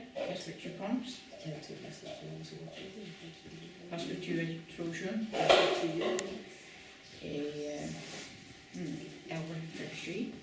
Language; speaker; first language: French; non-native, learner; English